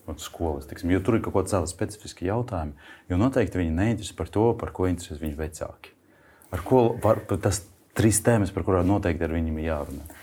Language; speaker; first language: Latvian; non-native, local second language; Russian